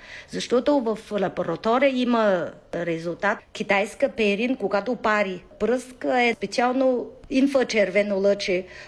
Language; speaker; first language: Bulgarian; non-native, learner; Chinese